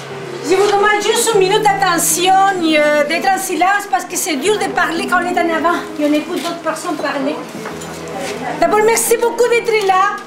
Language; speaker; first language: French; native; French